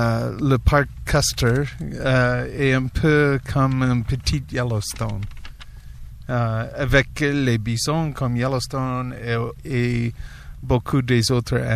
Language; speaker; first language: French; non-native, learner; English